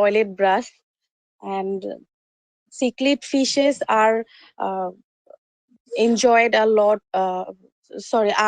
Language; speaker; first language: English; non-native, learner; Bangla